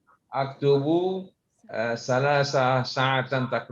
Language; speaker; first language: Arabic; non-native, learner; Malay